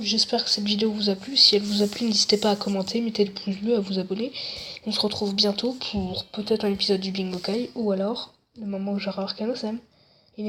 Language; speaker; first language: French; native; French